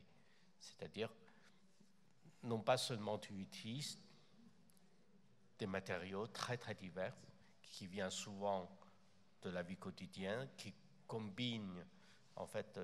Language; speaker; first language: French; non-native, fluent; Chinese